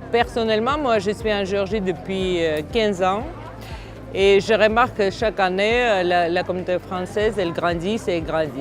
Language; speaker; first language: French; non-native, fluent; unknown